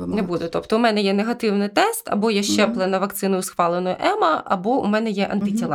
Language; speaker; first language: Ukrainian; native; Ukrainian